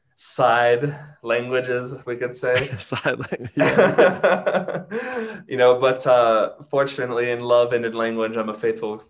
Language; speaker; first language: English; native; English